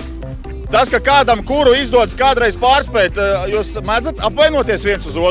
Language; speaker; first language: Latvian; native; Latvian